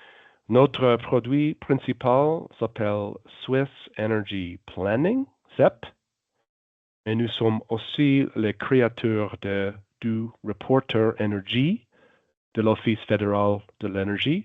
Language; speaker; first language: French; non-native, local second language; German